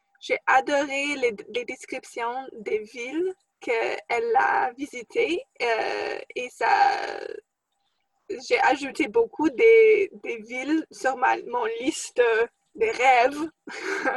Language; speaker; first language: French; non-native, fluent; English